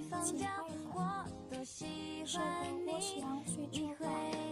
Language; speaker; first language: Chinese; non-native, learner; Indonesian